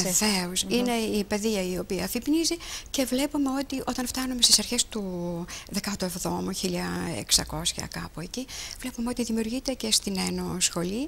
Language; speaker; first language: Greek; native; Greek